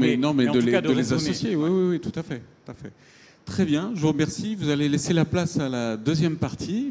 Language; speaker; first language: French; native; French